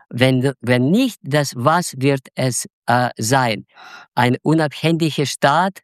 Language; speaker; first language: German; non-native, fluent; Russian